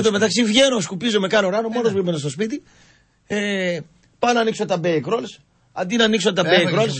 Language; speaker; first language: Greek; native; Greek